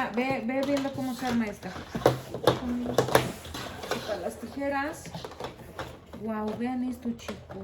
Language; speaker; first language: Spanish; native; Spanish